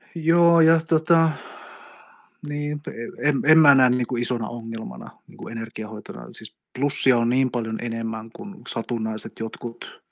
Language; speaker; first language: Finnish; native; Finnish